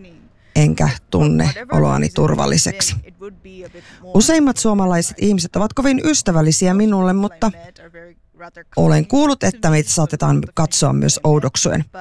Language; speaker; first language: Finnish; non-native, fluent; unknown